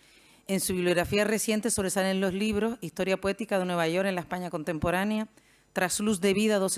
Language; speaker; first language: Spanish; native; Spanish